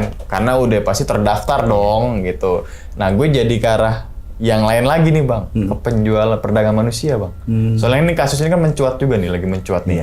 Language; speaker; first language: Indonesian; native; Indonesian